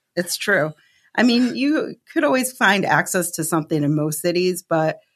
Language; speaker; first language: English; native; English